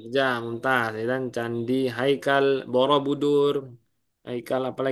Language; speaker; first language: Indonesian; native; Indonesian